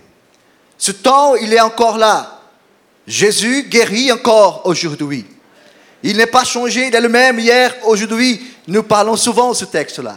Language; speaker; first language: French; non-native, fluent; Portuguese